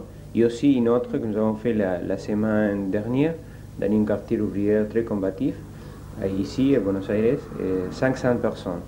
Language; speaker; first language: French; non-native, learner; Spanish